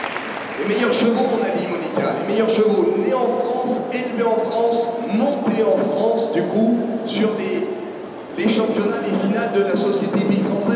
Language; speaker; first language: French; native; French